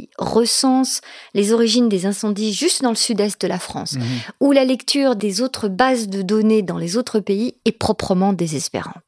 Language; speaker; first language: French; native; French